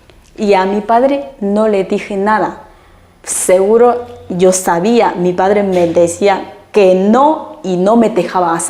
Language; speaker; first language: Spanish; non-native, fluent; Chinese